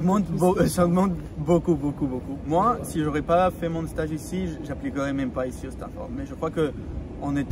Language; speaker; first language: French; non-native, fluent; Spanish